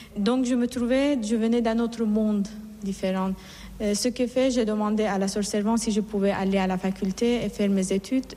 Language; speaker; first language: French; non-native, fluent; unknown